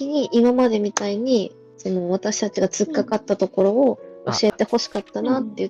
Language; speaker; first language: Japanese; native; Japanese